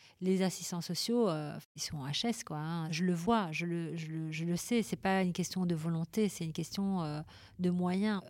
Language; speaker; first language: French; native; French